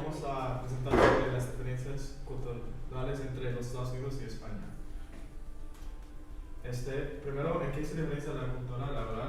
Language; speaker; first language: Spanish; non-native, fluent; English